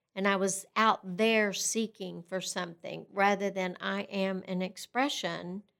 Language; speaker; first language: English; native; English